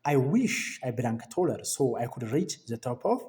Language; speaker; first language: English; non-native, local second language; Amharic